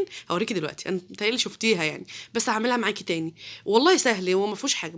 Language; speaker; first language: Arabic; native; Arabic